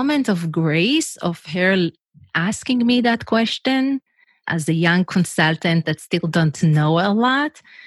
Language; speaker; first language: English; non-native, fluent; Hebrew